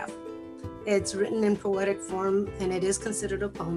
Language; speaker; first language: English; early bilingual, other home language; Spanish